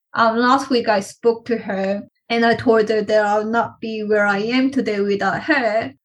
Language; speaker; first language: English; non-native, fluent; Korean